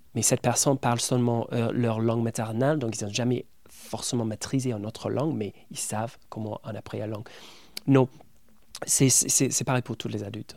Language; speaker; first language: French; non-native, fluent; English